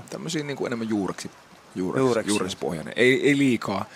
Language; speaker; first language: Finnish; native; Finnish